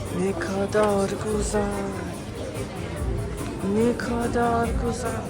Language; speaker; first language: Turkish; non-native, learner; Persian